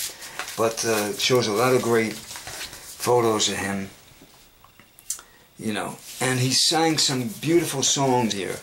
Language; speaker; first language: English; native; English